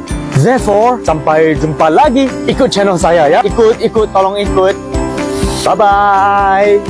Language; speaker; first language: Indonesian; non-native, learner; English